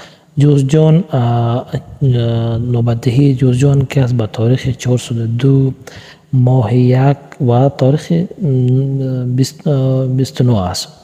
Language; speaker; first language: Persian; non-native, local second language; Pashto